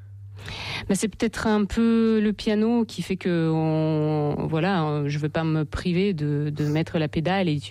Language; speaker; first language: French; non-native, fluent; Russian